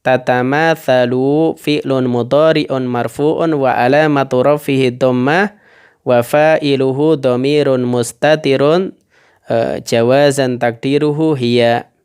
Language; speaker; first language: Arabic; non-native, fluent; Indonesian